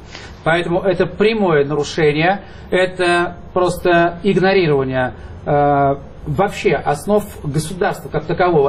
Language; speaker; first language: Russian; native; Russian